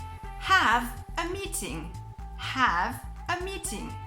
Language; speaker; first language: English; non-native, fluent; French